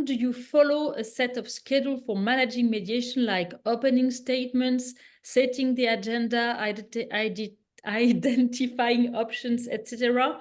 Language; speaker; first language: English; non-native, fluent; French